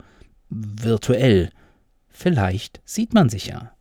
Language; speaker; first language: German; native; German